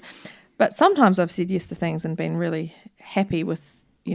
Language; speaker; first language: English; native; English